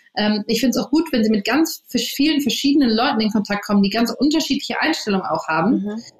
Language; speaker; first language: German; early bilingual, other home language; English